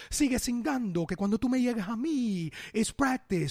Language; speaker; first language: Spanish; early bilingual, heritage; Spanish